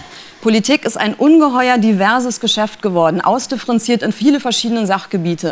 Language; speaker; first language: German; native; German